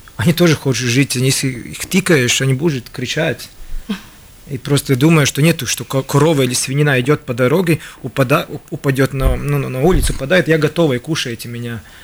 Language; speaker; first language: Russian; non-native, local second language; Latvian